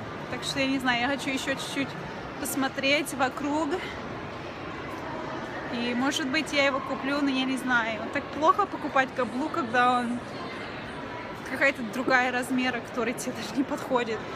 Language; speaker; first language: Russian; early bilingual, heritage; Russian